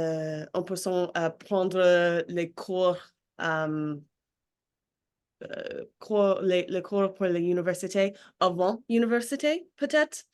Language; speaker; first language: French; non-native, learner; English